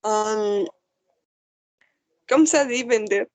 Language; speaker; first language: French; non-native, learner; Spanish